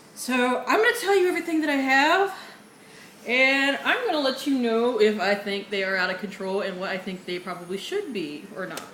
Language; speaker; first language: English; native; English